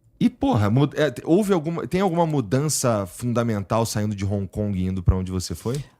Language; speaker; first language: Portuguese; native; Portuguese